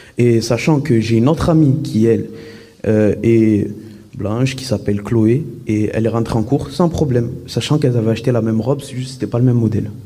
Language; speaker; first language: French; native; French